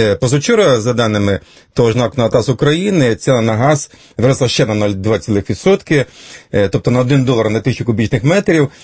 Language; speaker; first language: Ukrainian; native; Ukrainian